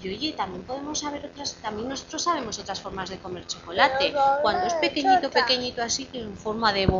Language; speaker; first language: Spanish; native; Spanish